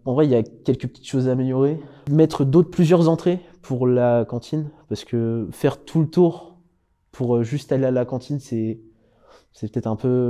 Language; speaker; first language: French; native; French